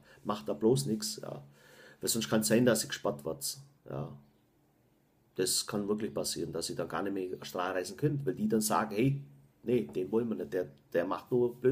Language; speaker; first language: German; native; German